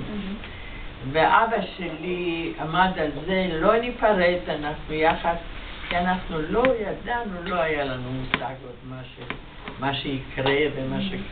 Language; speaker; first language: Hebrew; non-native, fluent; Yiddish